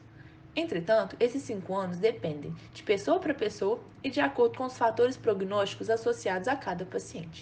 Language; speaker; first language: Portuguese; native; Portuguese